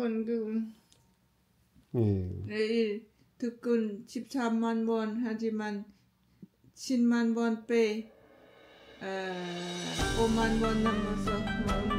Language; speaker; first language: Korean; non-native, learner; Lao